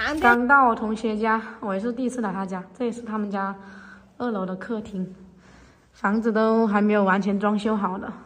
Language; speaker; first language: Chinese; native; Chinese